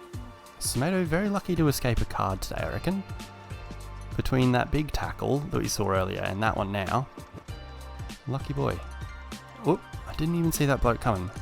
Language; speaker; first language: English; native; English